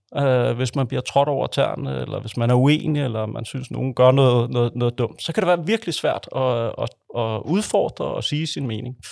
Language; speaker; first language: Danish; native; Danish